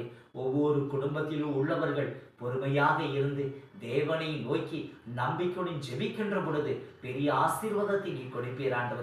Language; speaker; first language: Tamil; native; Tamil